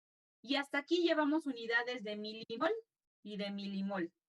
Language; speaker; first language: Spanish; native; Spanish